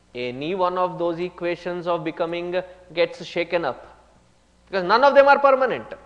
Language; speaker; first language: English; non-native, local second language; Hindi